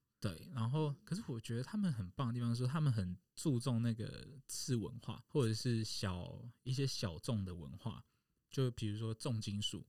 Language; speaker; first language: Chinese; native; Chinese